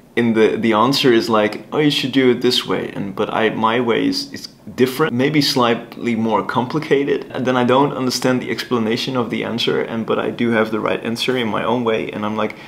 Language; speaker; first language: English; non-native, fluent; Dutch